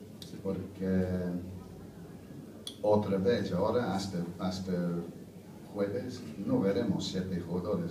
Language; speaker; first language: Spanish; non-native, fluent; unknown